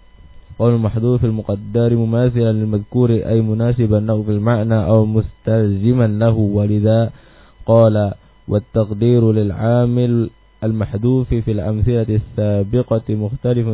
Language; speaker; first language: Arabic; non-native, learner; Indonesian